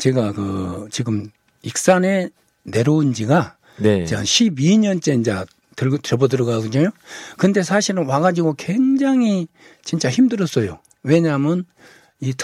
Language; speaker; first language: Korean; native; Korean